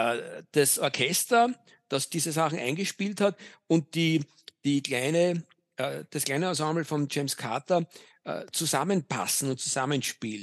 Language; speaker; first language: German; native; German